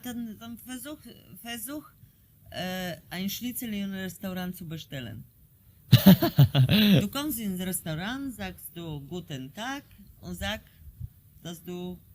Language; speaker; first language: German; non-native, fluent; Polish